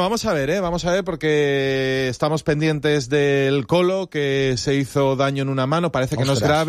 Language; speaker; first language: Spanish; native; Spanish